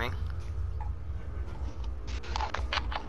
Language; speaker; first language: English; native; English